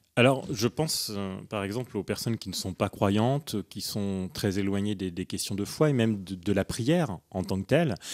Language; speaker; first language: French; native; French